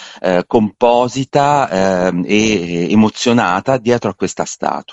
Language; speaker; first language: Italian; native; Italian